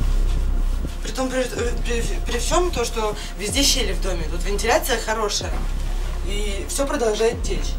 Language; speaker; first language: Russian; native; Russian